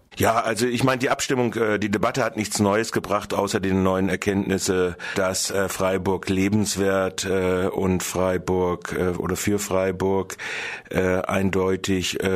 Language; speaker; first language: German; native; German